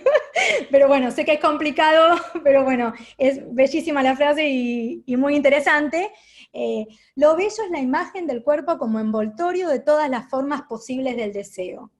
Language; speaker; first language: Spanish; native; Spanish